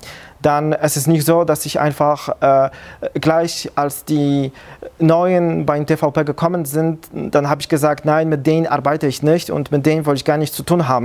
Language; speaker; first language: German; non-native, fluent; Polish